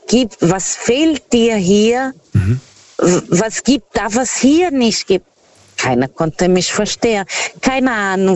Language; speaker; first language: German; non-native, learner; Portuguese